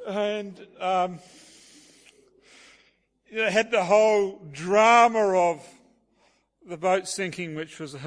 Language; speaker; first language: English; native; English